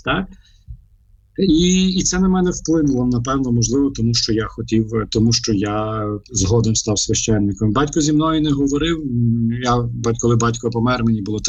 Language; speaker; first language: Ukrainian; native; Ukrainian